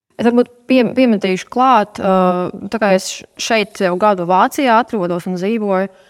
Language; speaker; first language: Latvian; non-native, local second language; Russian